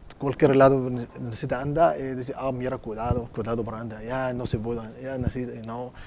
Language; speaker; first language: Spanish; non-native, learner; Arabic